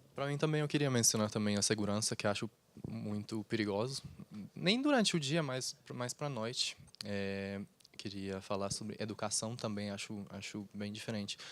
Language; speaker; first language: Portuguese; non-native, fluent; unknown